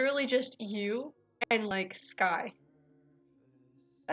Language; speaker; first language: English; native; English